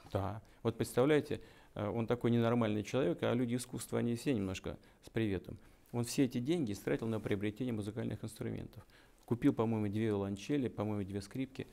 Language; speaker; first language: Russian; native; Russian